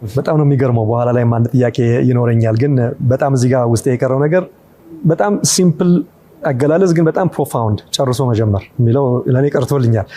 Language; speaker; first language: Amharic; native; Amharic